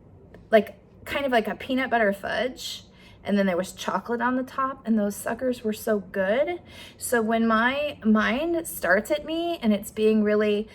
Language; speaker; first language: English; native; English